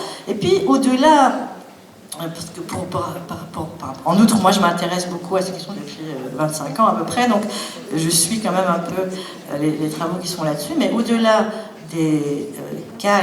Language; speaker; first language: French; native; French